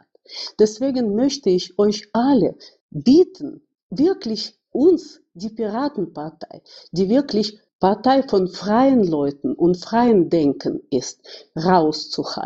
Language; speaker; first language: German; non-native, fluent; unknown